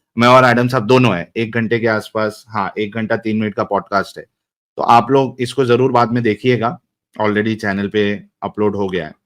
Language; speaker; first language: Hindi; native; Hindi